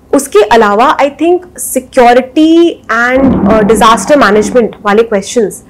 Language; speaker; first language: Hindi; native; Hindi